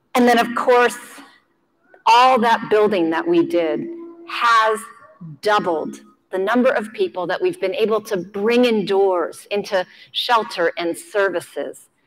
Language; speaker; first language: English; native; English